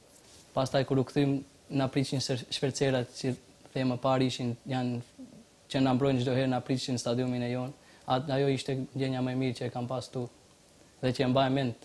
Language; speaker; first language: Albanian; native; Albanian